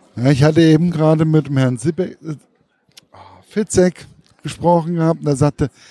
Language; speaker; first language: German; native; German